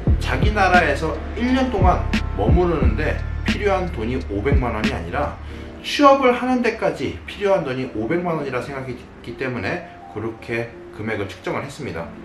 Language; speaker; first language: Korean; native; Korean